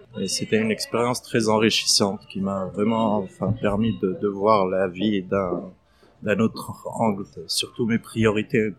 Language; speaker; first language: French; non-native, fluent; Arabic